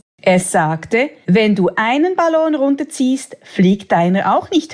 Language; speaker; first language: German; native; German